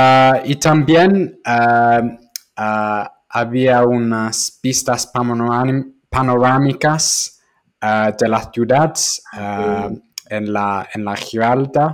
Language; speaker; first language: Spanish; non-native, fluent; English